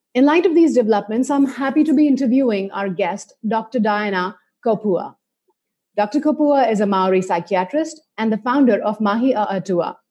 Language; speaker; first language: English; non-native, local second language; Hindi